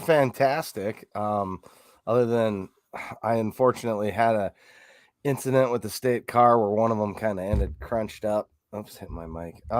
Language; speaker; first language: English; native; English